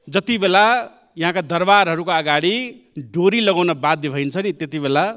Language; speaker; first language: Nepali; non-native, local second language; Maithili